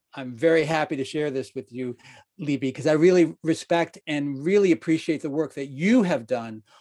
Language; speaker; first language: English; native; English